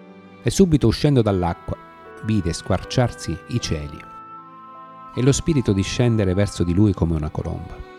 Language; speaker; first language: Italian; native; Italian